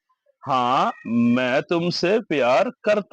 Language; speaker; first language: Hindi; non-native, fluent; Bangla